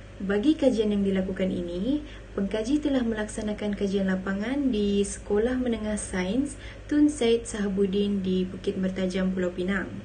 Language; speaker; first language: Malay; native; Malay